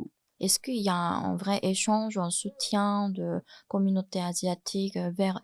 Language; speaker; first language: French; non-native, fluent; Chinese